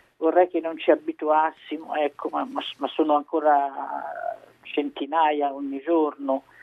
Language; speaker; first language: Italian; native; Italian